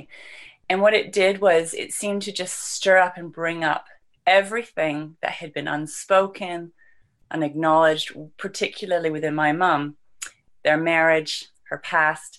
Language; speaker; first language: English; native; English